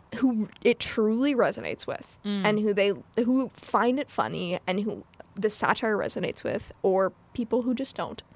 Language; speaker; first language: English; native; English